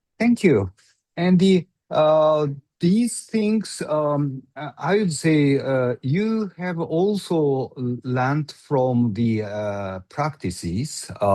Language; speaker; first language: English; non-native, learner; Japanese